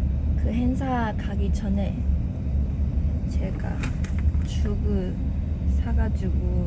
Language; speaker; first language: Korean; non-native, fluent; Chinese